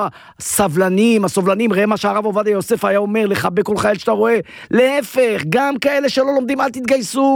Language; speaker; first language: Hebrew; native; Hebrew